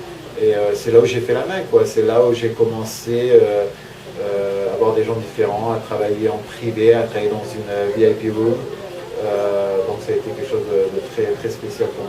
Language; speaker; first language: French; native; French